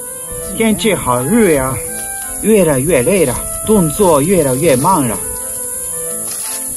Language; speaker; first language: Chinese; non-native, fluent; Japanese